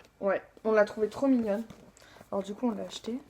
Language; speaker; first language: French; native; French